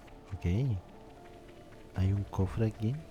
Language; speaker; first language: Spanish; native; Spanish